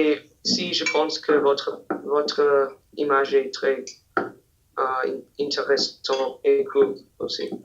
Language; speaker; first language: French; non-native, learner; English